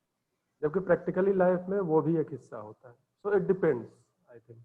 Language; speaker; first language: Hindi; native; Hindi